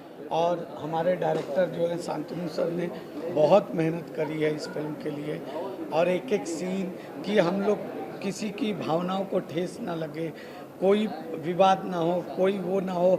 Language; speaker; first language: Hindi; native; Hindi